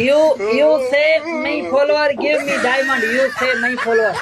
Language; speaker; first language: English; non-native, learner; Sindhi